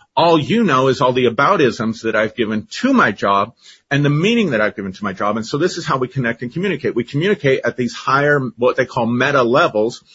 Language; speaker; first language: English; native; English